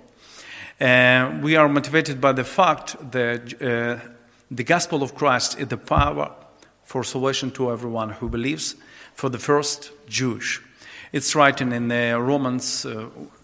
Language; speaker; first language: English; non-native, learner; Ukrainian